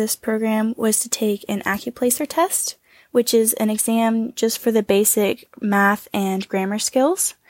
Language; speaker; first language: English; native; English